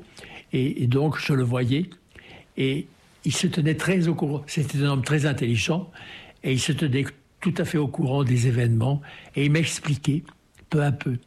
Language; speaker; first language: French; native; French